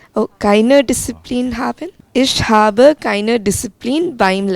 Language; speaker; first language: German; non-native, learner; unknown